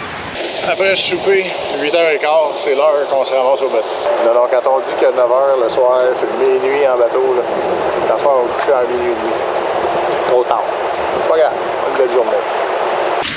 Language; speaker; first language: French; native; French